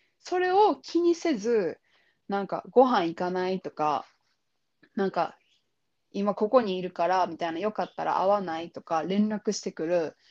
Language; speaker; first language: Japanese; native; Japanese